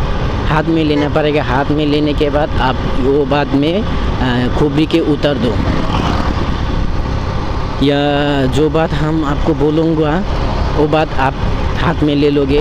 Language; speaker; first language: Hindi; non-native, learner; Bangla